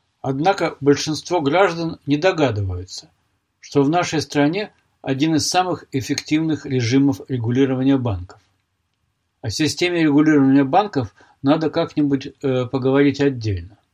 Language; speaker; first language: Russian; native; Russian